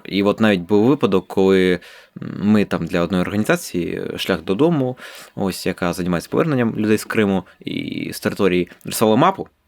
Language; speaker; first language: Ukrainian; non-native, local second language; Russian